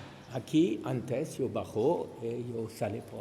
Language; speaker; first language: Spanish; non-native, learner; French